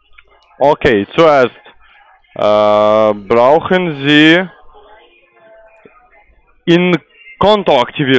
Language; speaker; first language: German; non-native, learner; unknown